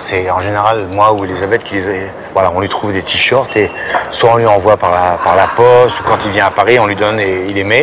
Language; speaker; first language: French; native; French